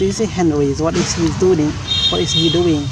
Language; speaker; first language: English; non-native, learner; Khmer